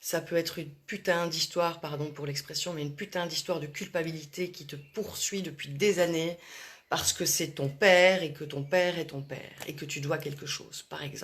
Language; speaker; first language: French; native; French